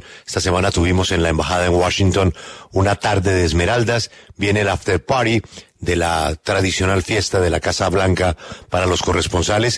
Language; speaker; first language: Spanish; native; Spanish